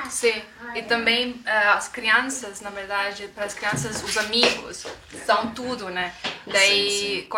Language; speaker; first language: Portuguese; non-native, fluent; Estonian